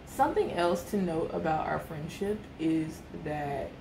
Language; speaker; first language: English; native; English